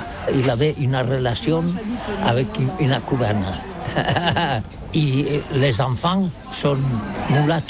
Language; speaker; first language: French; non-native, learner; Catalan